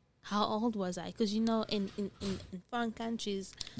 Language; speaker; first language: English; non-native, local second language; Dutch